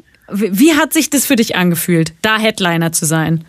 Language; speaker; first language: German; native; German